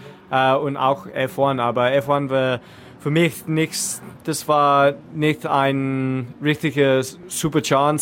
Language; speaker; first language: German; non-native, learner; English